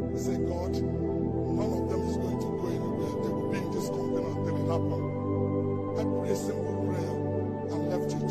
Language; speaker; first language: English; non-native, local second language; Igbo